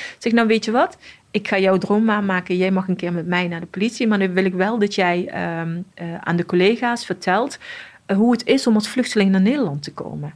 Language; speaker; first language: Dutch; early bilingual, other home language; Arabic